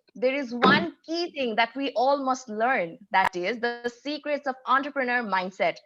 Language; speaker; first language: English; non-native, local second language; Nepali